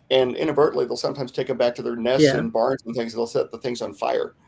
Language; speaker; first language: English; native; English